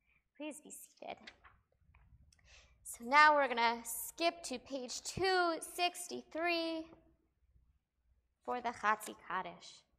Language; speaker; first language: English; native; English